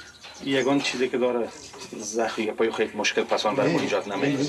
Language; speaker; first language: Persian; native; Persian